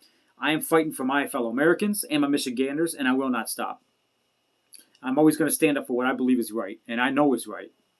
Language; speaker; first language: English; native; English